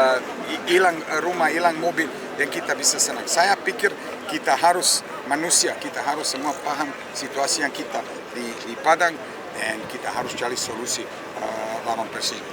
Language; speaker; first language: Indonesian; non-native, learner; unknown